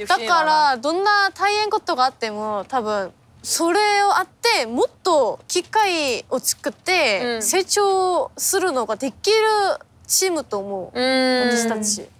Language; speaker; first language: Japanese; non-native, fluent; Korean